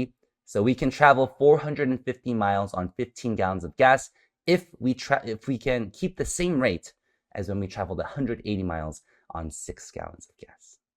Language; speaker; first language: English; native; English